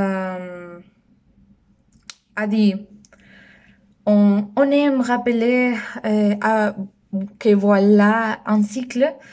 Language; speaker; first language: French; non-native, learner; Spanish